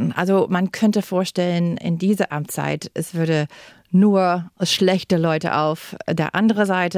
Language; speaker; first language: German; non-native, fluent; English